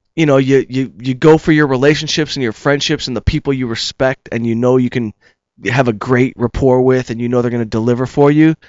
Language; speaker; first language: English; native; English